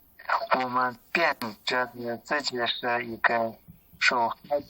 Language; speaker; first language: Chinese; non-native, learner; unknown